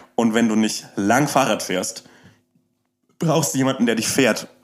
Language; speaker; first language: German; native; German